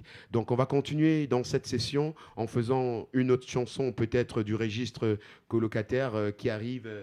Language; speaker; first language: French; native; French